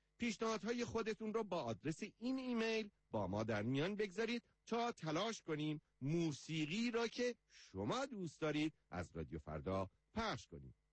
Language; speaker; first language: Persian; native; Persian